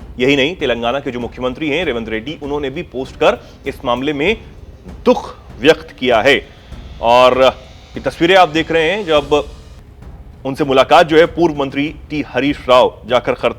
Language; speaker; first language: Hindi; native; Hindi